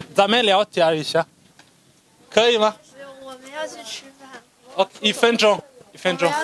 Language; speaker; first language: Chinese; non-native, learner; Kinyarwanda